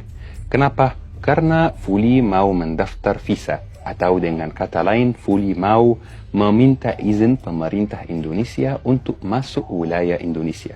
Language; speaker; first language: Indonesian; non-native, fluent; Arabic